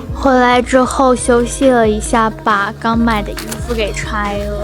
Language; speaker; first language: Chinese; native; Chinese